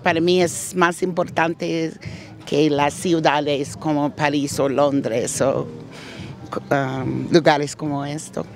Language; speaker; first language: Spanish; non-native, learner; English